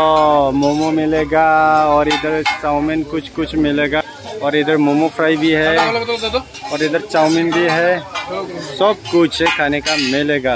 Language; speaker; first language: Hindi; non-native, local second language; Bodo